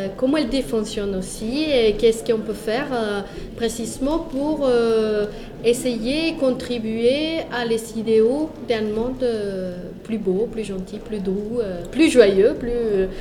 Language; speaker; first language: French; non-native, fluent; Spanish